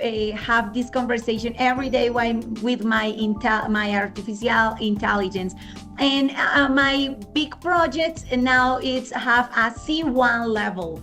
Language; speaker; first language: English; non-native, fluent; Spanish